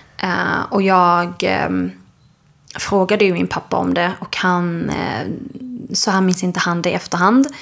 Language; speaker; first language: Swedish; early bilingual, other home language; Arabic